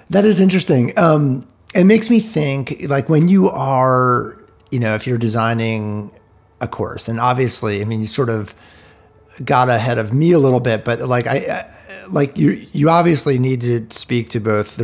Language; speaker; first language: English; native; English